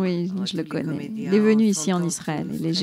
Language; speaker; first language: French; native; French